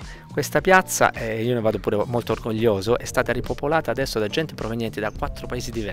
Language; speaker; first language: Italian; native; Italian